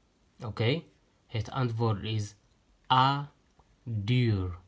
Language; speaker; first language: Dutch; non-native, fluent; Tigrinya